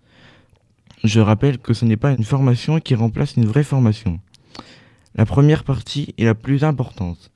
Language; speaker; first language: French; native; French